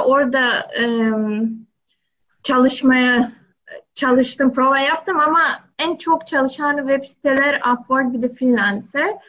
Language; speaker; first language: Turkish; non-native, learner; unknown